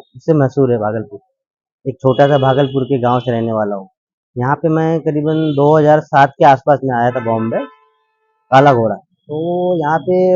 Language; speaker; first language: Hindi; native; Hindi